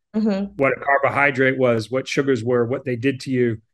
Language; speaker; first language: English; native; English